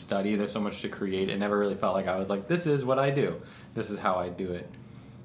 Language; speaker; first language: English; native; English